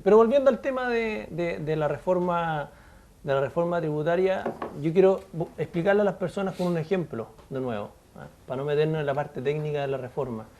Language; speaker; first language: Spanish; native; Spanish